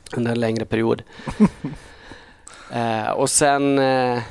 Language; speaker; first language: Swedish; native; Swedish